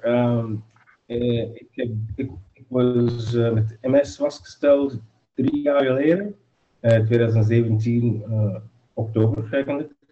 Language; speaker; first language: Dutch; non-native, learner; English